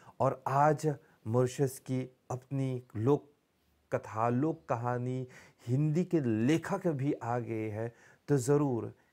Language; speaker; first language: Hindi; early bilingual, heritage; Bhojpuri